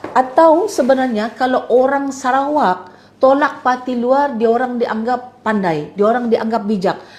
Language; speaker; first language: Malay; native; Malay